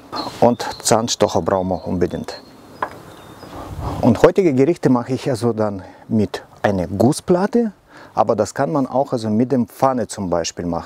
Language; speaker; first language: German; non-native, learner; Russian